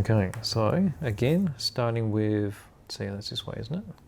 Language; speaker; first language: English; native; English